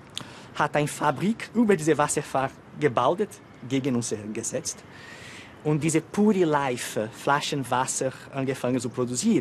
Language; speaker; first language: German; non-native, learner; Portuguese